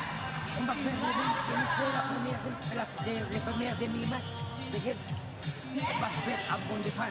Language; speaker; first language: French; non-native, learner; Spanish